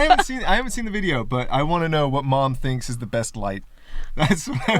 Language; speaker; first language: English; native; English